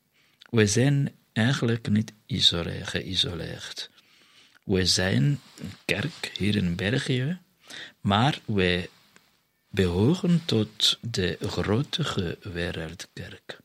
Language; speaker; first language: Dutch; non-native, fluent; Kinyarwanda